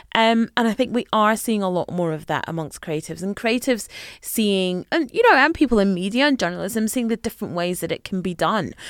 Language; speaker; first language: English; native; English